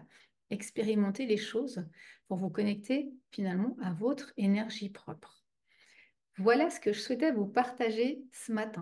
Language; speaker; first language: French; native; French